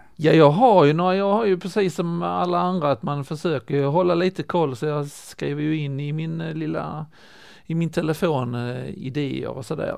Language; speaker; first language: Swedish; native; Swedish